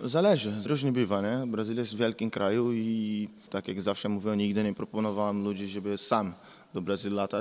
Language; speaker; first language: Polish; non-native, learner; Portuguese